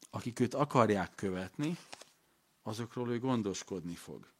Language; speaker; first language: Hungarian; native; Hungarian